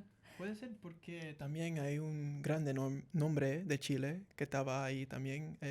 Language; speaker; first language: Spanish; early bilingual, heritage; English